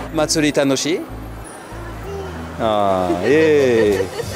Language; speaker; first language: Japanese; non-native, fluent; French